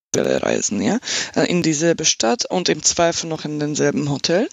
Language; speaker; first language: German; non-native, fluent; Slovak